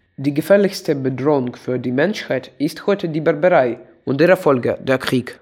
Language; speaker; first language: German; non-native, fluent; Russian